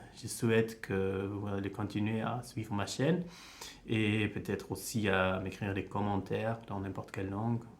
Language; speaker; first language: French; early bilingual, heritage; French